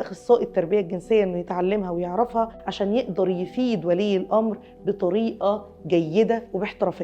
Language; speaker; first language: Arabic; native; Arabic